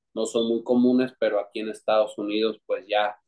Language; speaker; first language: Spanish; native; Spanish